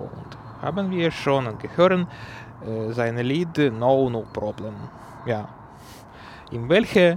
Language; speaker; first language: German; non-native, learner; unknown